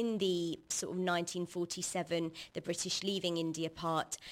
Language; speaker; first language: English; native; English